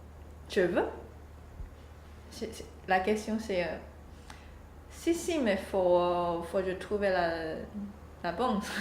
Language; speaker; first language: French; non-native, learner; Chinese